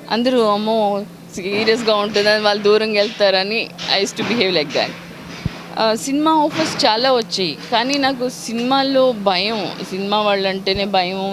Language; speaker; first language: Telugu; non-native, local second language; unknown